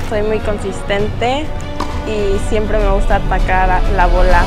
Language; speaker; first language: Portuguese; non-native, learner; Spanish